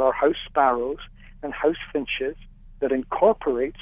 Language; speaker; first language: English; native; English